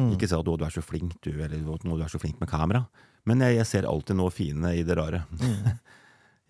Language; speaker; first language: Norwegian; native; Norwegian